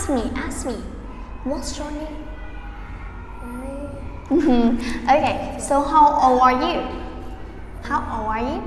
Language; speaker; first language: English; non-native, fluent; Vietnamese